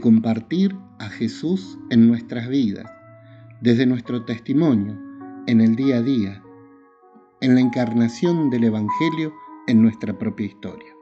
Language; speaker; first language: Spanish; native; Spanish